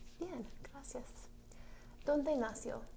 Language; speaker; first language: Spanish; non-native, learner; English